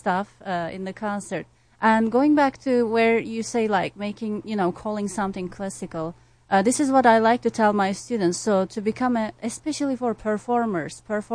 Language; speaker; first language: English; non-native, fluent; Turkish